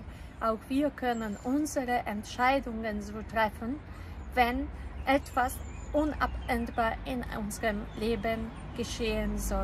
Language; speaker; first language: German; non-native, fluent; Polish